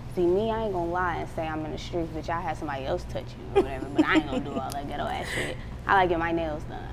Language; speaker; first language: English; native; English